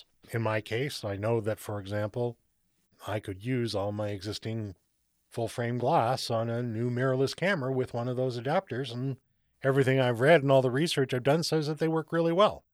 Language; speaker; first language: English; native; English